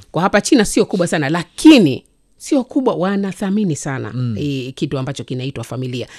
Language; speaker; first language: Swahili; native; Swahili